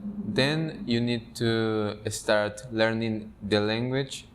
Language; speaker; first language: English; non-native, fluent; Spanish